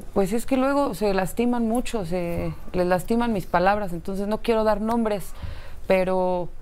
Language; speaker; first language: Spanish; native; Spanish